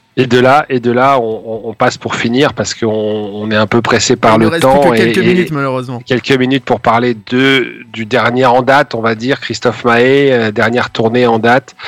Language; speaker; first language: French; non-native, fluent; Danish